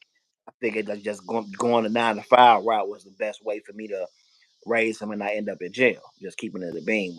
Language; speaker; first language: English; native; English